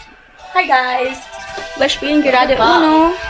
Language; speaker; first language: German; non-native, learner; Filipino